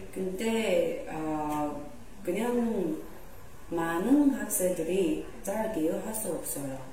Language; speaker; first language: Korean; non-native, learner; Chinese